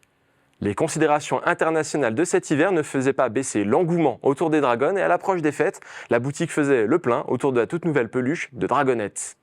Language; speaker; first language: French; native; French